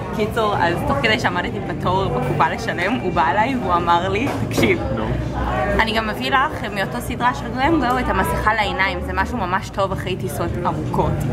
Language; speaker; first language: Hebrew; native; Hebrew